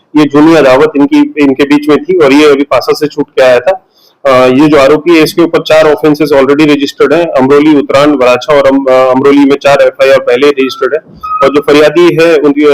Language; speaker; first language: Hindi; non-native, local second language; Gujarati